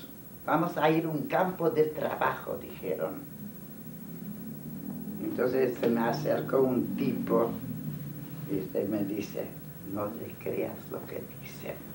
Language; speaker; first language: Spanish; non-native, fluent; Hungarian